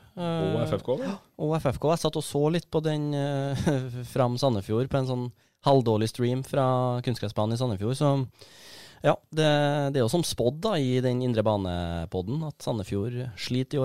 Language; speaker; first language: Norwegian; native; Norwegian